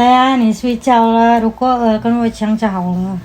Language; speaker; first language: Chinese; non-native, learner; Indonesian